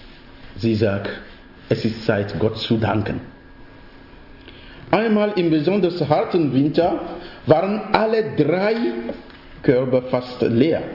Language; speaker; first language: German; non-native, fluent; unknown